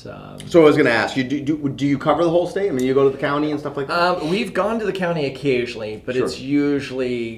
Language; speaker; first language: English; native; English